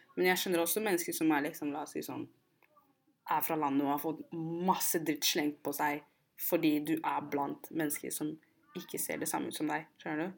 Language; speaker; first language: Norwegian; early bilingual, other home language; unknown